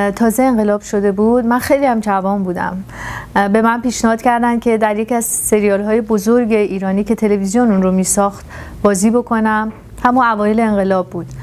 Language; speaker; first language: Persian; native; Persian